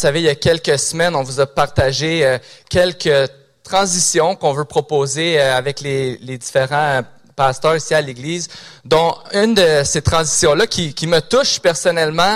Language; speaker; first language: French; native; French